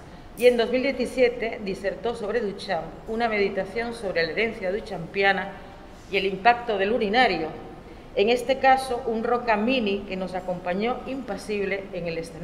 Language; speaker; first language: Spanish; native; Spanish